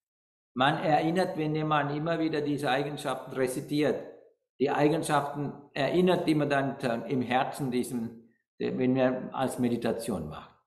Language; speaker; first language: German; non-native, learner; Sinhala